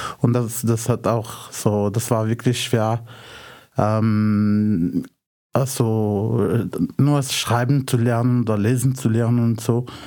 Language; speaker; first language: German; non-native, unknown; Arabic